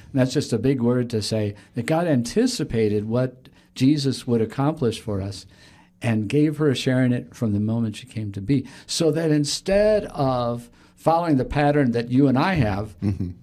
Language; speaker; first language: English; native; English